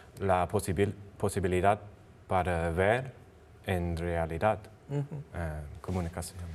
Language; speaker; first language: Spanish; non-native, learner; English